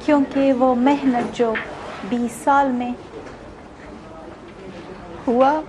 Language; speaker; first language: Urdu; non-native, fluent; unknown